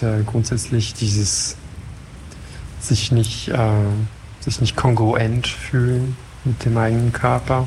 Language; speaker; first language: German; non-native, fluent; French